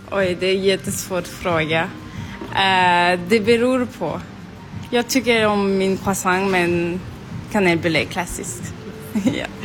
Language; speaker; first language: Swedish; non-native, fluent; French